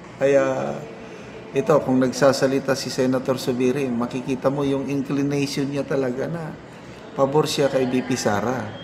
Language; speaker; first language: Filipino; native; Filipino